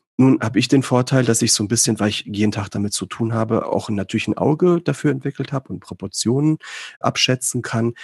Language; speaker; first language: German; early bilingual, other home language; Greek